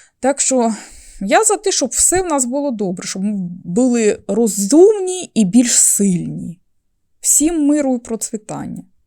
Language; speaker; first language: Ukrainian; native; Ukrainian